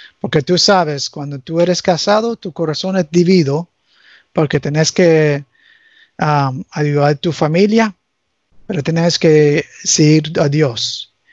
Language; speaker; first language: Spanish; early bilingual, heritage; English